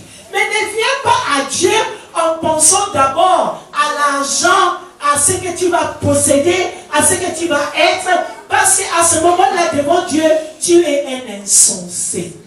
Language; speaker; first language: French; non-native, fluent; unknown